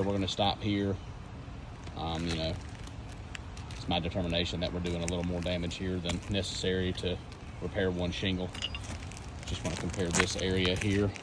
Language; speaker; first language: English; native; English